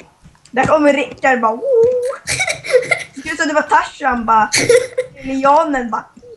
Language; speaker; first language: Swedish; native; Swedish